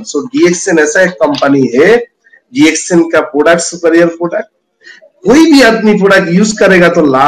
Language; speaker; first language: Hindi; non-native, fluent; Bangla